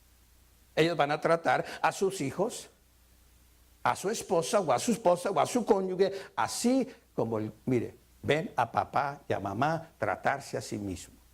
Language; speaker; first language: Spanish; early bilingual, heritage; Spanish